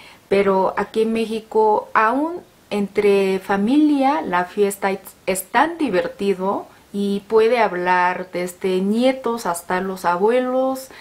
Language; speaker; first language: Spanish; non-native, learner; Korean